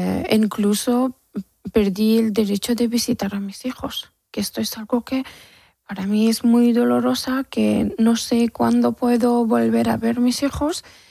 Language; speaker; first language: Spanish; non-native, learner; Persian